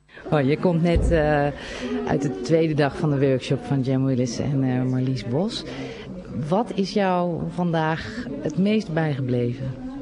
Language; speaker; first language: Dutch; native; Dutch